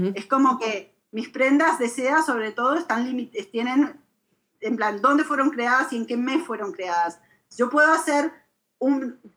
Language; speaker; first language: Spanish; native; Spanish